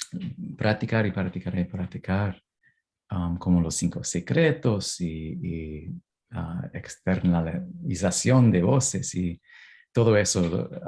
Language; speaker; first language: Spanish; non-native, fluent; English